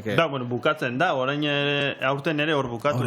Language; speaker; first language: Basque; native; Basque